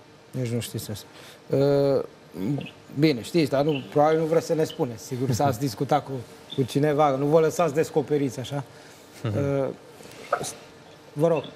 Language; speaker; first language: Romanian; native; Romanian